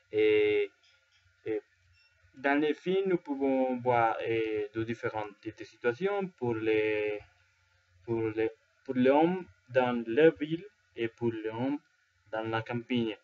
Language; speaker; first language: French; non-native, learner; Spanish